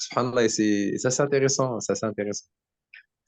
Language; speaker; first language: French; native; French